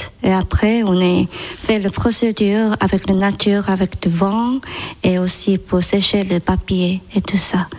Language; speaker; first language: French; non-native, learner; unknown